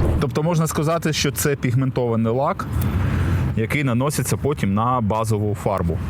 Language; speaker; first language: Ukrainian; native; Ukrainian